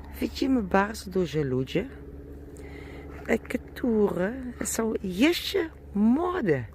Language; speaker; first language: Polish; non-native, learner; German